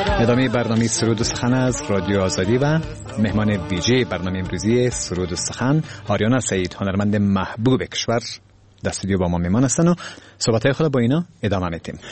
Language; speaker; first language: Persian; native; Persian